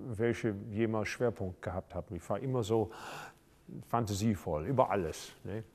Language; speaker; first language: German; non-native, fluent; English